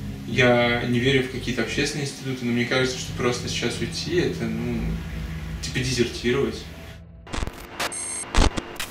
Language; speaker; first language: Russian; native; Russian